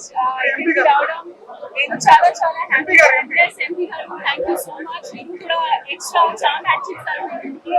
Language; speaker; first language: Telugu; non-native, learner; Hindi